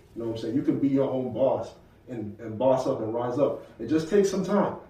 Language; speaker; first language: English; native; English